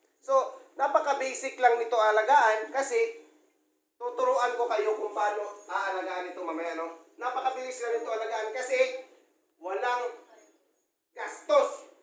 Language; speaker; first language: Filipino; non-native, local second language; Cebuano